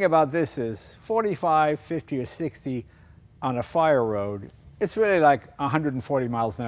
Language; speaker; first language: English; native; English